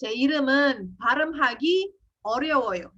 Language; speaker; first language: Korean; non-native, fluent; Indonesian